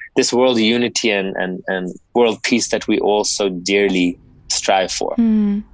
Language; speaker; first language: English; native; English